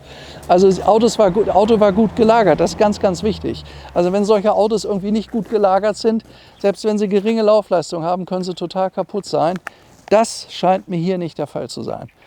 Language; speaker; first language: German; native; German